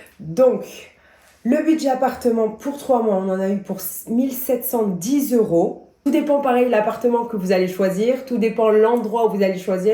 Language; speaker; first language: French; native; French